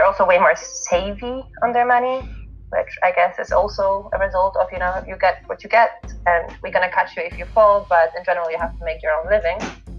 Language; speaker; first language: English; non-native, fluent; Polish